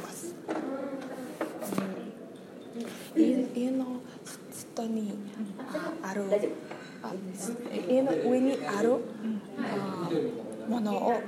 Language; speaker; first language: Japanese; non-native, learner; Mongolian